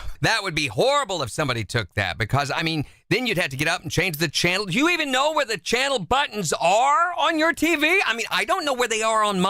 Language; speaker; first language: English; native; English